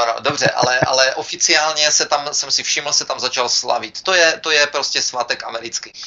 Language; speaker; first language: Czech; native; Czech